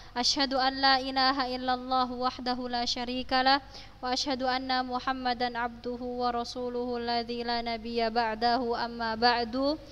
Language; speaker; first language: Arabic; non-native, fluent; Indonesian